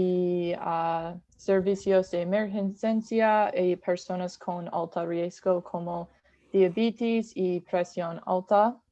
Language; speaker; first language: Spanish; non-native, learner; English